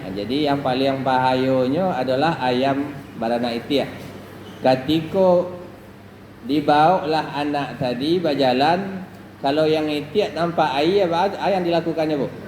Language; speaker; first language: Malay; non-native, local second language; Minangkabau